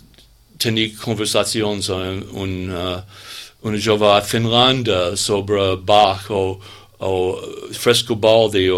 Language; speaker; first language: Catalan; non-native, learner; English